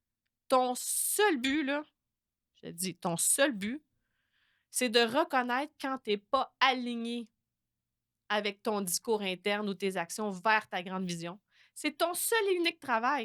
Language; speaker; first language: French; native; French